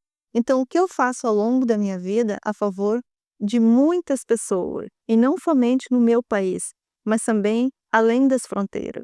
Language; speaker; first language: Portuguese; native; Portuguese